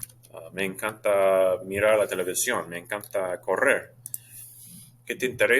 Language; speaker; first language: Spanish; non-native, fluent; English